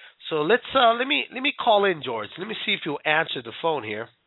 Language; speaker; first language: English; early bilingual, other home language; Spanish